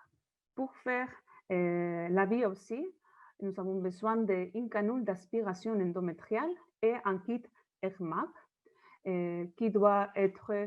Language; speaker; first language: French; non-native, learner; Spanish